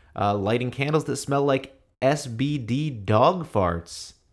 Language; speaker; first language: English; native; English